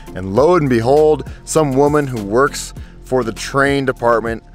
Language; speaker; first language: English; native; English